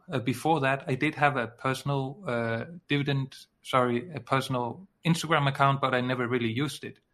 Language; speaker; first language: English; non-native, fluent; Danish